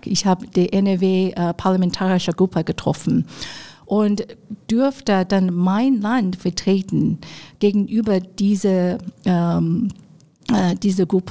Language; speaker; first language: German; non-native, fluent; Chinese